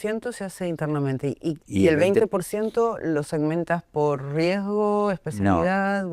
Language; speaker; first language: Spanish; native; Spanish